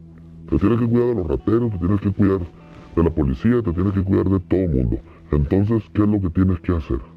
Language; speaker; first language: Spanish; native; Spanish